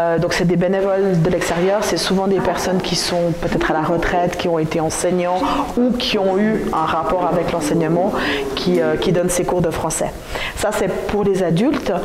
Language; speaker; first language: French; native; French